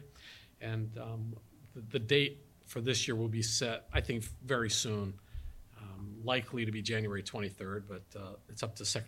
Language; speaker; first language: English; native; English